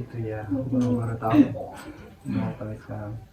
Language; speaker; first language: Indonesian; non-native, fluent; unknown